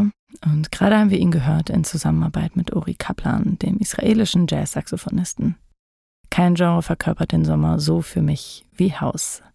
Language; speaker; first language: German; native; German